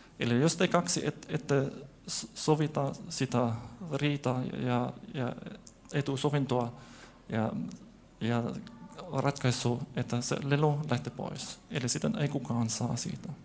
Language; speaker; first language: Finnish; non-native, fluent; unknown